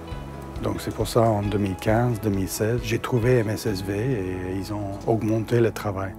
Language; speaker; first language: French; non-native, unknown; English